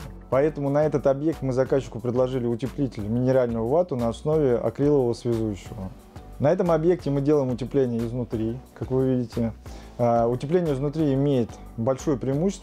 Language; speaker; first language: Russian; native; Russian